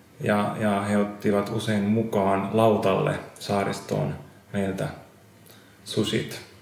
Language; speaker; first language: Finnish; non-native, local second language; Swedish